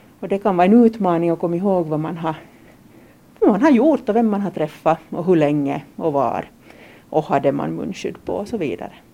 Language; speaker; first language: Swedish; native; Swedish